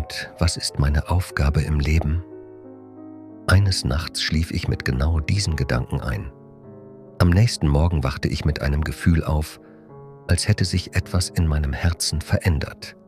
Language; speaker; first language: German; non-native, fluent; Persian